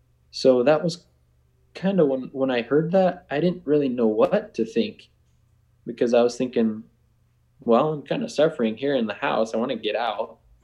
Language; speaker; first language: English; native; English